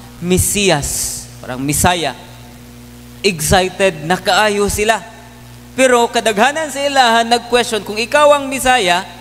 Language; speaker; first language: Cebuano; non-native, local second language; Hiligaynon